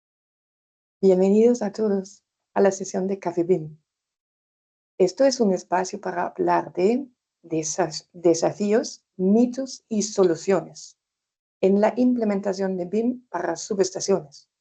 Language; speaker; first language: Spanish; non-native, fluent; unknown